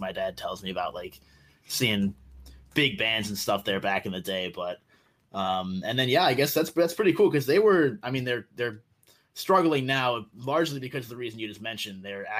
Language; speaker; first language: English; native; English